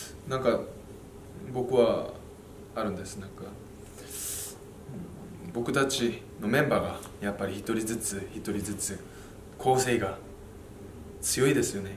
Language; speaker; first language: Japanese; non-native, fluent; Korean